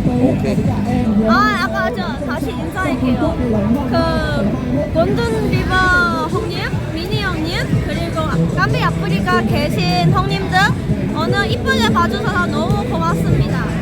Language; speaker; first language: Korean; non-native, fluent; Vietnamese